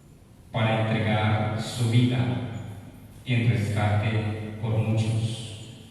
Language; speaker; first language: Spanish; native; Spanish